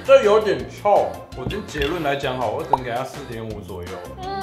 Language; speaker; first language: Chinese; native; Chinese